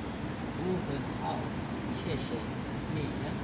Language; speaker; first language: Chinese; non-native, learner; Malay